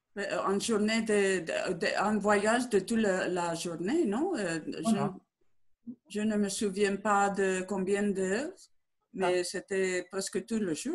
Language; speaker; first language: French; non-native, learner; Spanish